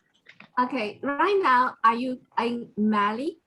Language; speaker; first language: English; non-native, fluent; Chinese